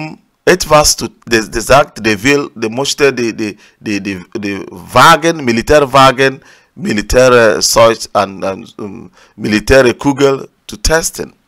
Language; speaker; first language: German; non-native, learner; Igbo